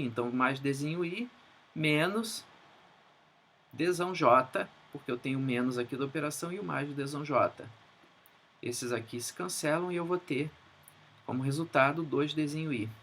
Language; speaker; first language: Portuguese; native; Portuguese